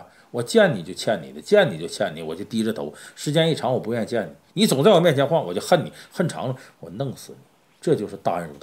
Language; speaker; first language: Chinese; native; Chinese